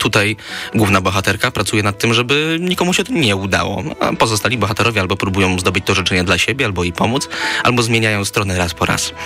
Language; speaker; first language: Polish; native; Polish